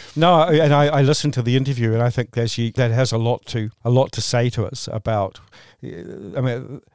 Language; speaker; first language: English; native; English